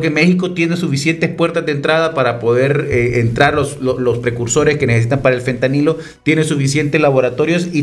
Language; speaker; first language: Spanish; native; Spanish